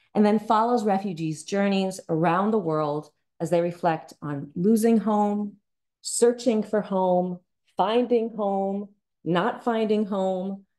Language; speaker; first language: English; native; English